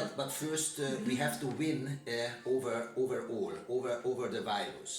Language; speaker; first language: English; non-native, learner; Hungarian